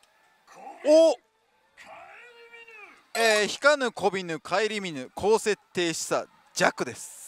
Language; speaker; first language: Japanese; native; Japanese